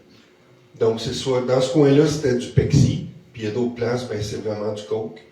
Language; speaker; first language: French; native; French